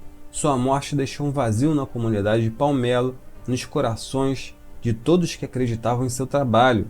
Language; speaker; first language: Portuguese; native; Portuguese